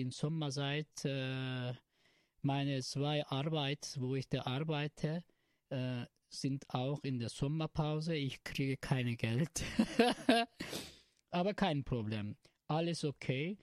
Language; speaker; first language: German; non-native, learner; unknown